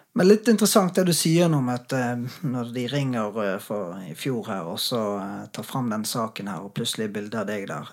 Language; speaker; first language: Norwegian; native; Norwegian